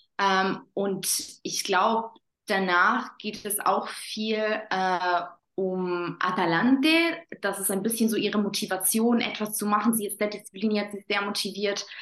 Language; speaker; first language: German; non-native, fluent; Spanish